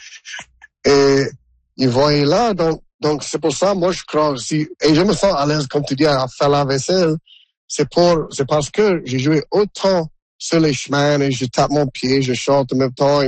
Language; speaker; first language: French; non-native, local second language; English